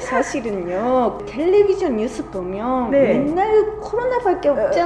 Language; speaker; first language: Korean; non-native, fluent; Japanese